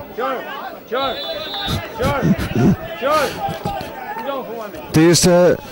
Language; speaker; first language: English; native; English